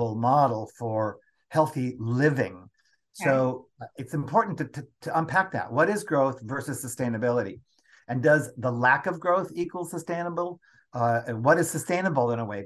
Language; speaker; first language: English; native; English